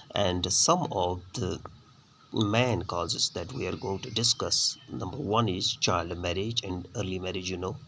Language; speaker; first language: English; non-native, local second language; Urdu